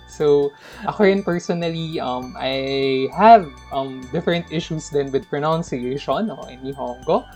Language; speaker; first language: English; non-native, local second language; Filipino